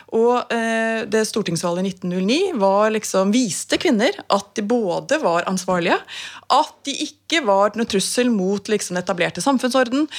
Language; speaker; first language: Norwegian; native; Norwegian